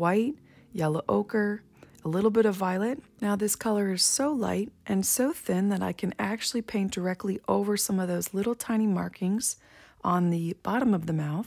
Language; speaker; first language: English; native; English